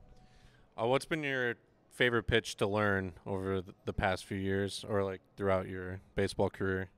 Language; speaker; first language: English; native; English